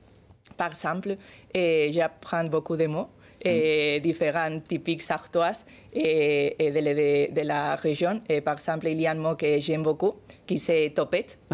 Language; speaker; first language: French; non-native, learner; Spanish